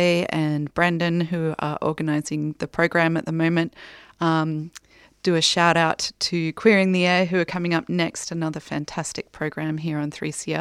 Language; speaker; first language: English; native; English